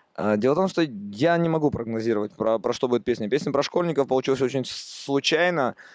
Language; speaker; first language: Russian; native; Russian